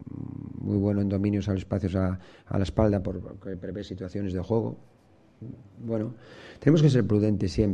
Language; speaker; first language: Spanish; native; Spanish